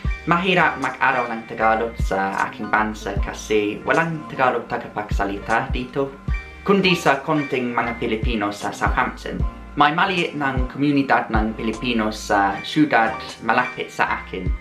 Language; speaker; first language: Filipino; non-native, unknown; English